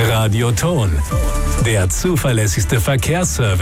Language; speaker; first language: German; native; German